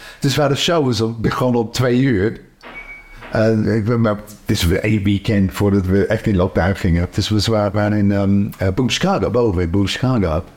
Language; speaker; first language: Dutch; non-native, fluent; English